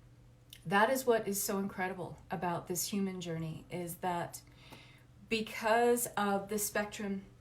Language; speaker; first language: English; native; English